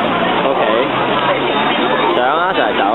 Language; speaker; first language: Cantonese; native; Cantonese